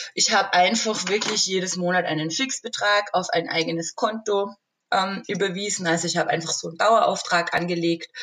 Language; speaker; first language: German; native; German